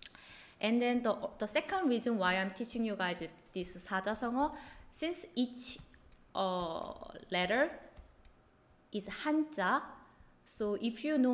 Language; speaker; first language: English; non-native, fluent; Korean